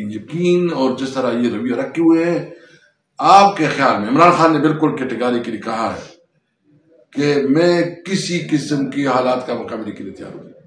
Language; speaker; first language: Urdu; non-native, local second language; Pashto